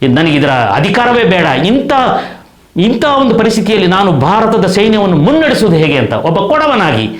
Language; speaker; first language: Kannada; non-native, local second language; Kodava